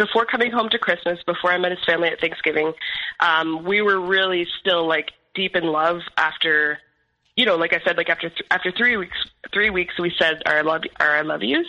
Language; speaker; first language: English; native; English